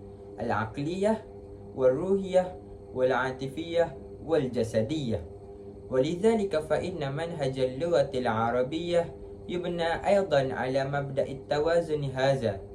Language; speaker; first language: Arabic; non-native, learner; Malay